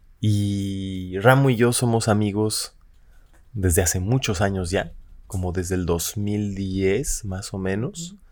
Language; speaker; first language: Spanish; native; Spanish